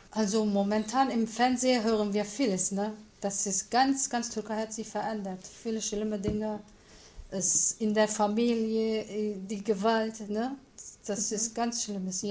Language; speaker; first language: German; non-native, learner; Kurdish